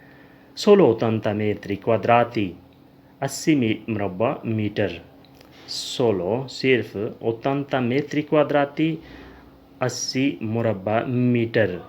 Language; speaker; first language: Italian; non-native, learner; Urdu